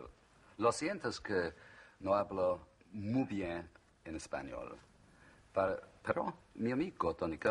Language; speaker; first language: Spanish; non-native, learner; English